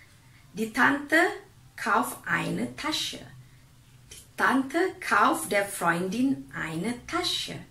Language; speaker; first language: German; non-native, fluent; Indonesian